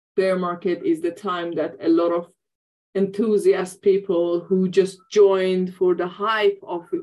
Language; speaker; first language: English; non-native, fluent; Persian